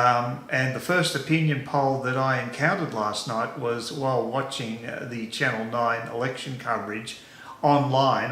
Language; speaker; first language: English; native; English